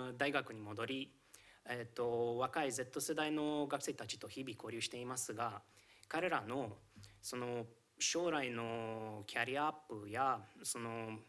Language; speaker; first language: Japanese; non-native, fluent; Romanian